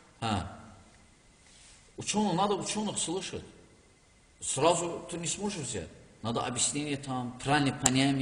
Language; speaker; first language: Russian; non-native, learner; Turkish